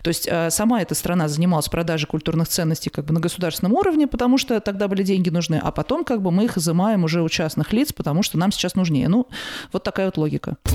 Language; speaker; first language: Russian; native; Russian